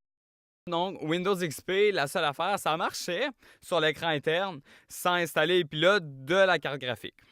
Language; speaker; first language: French; native; French